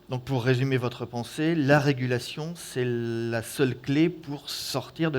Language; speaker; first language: French; native; French